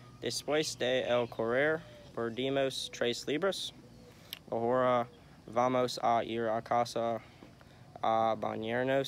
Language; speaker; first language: Spanish; non-native, learner; English